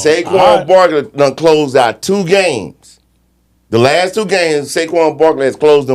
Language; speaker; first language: English; native; English